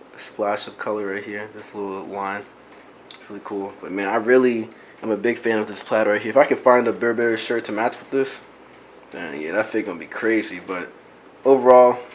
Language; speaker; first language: English; native; English